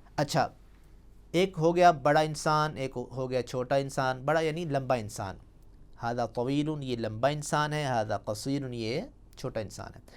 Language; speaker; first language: Urdu; non-native, local second language; Punjabi